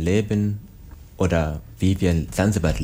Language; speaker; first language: German; non-native, learner; Swahili